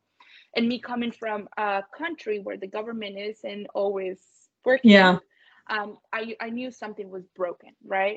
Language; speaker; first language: English; non-native, fluent; Spanish